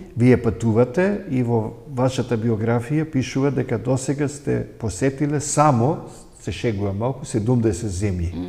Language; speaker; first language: Macedonian; native; Macedonian